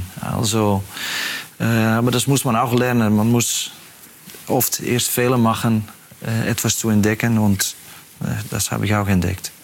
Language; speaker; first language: German; non-native, fluent; Dutch